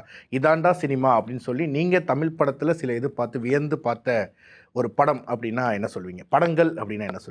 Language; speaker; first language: Tamil; native; Tamil